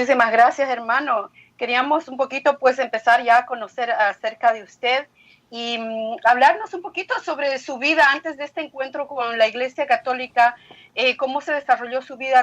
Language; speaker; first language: Spanish; native; Spanish